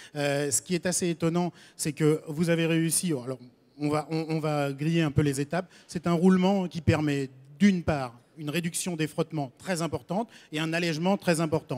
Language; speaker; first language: French; native; French